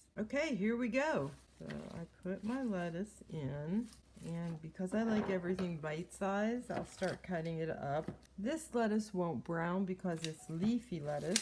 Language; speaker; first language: English; native; English